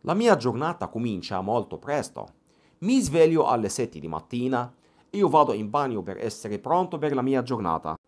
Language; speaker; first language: Italian; non-native, fluent; Arabic